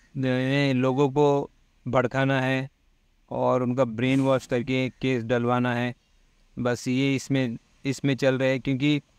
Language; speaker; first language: Hindi; non-native, local second language; Malayalam